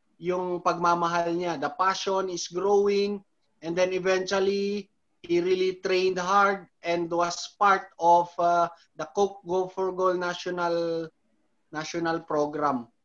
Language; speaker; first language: English; non-native, local second language; Filipino